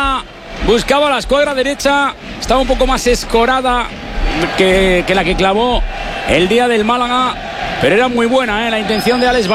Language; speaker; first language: Spanish; native; Spanish